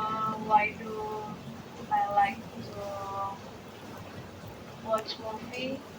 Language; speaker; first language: English; non-native, learner; Indonesian